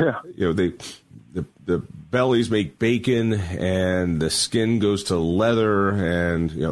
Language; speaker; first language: English; native; English